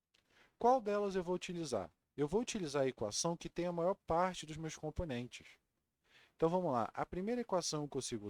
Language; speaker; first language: Portuguese; native; Portuguese